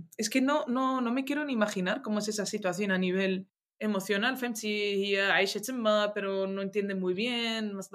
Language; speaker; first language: Spanish; early bilingual, other home language; Arabic